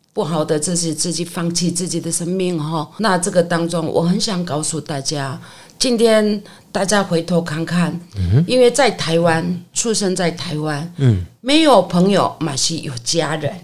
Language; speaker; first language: Chinese; non-native, learner; Korean